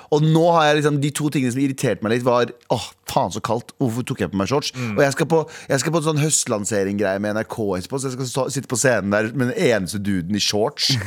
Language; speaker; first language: Norwegian; early bilingual, other home language; Kurdish